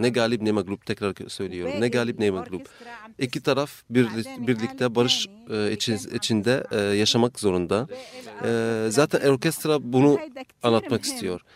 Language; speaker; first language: Turkish; non-native, fluent; Arabic